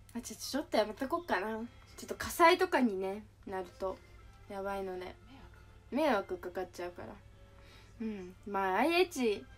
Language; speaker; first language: Japanese; native; Japanese